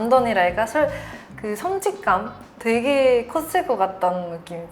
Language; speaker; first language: Korean; non-native, fluent; Japanese